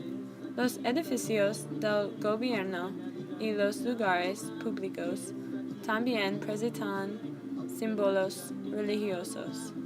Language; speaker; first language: Spanish; non-native, learner; English